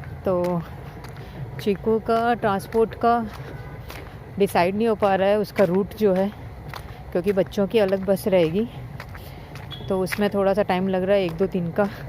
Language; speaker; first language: Hindi; native; Hindi